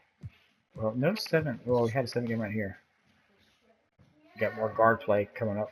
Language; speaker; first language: English; native; English